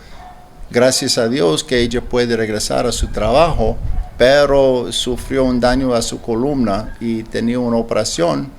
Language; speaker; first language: Spanish; non-native, learner; English